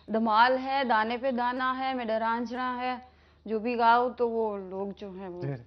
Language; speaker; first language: Urdu; non-native, local second language; Kashmiri